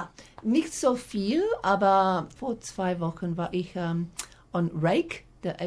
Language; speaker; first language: German; non-native, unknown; English